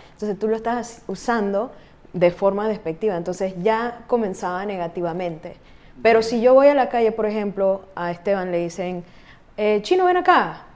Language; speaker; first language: Spanish; native; Spanish